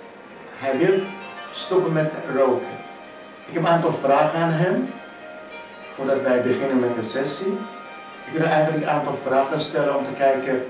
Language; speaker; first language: Dutch; non-native, fluent; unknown